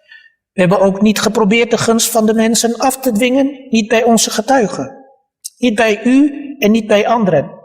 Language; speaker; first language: Dutch; early bilingual, other home language; Malay